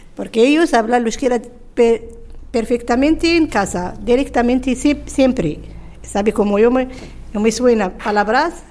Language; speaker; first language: Spanish; non-native, learner; Arabic